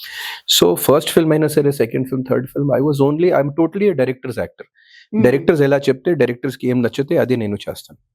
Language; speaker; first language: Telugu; non-native, fluent; Hindi